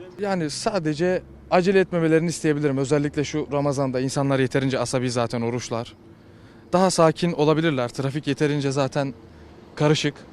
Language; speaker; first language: Turkish; native; Turkish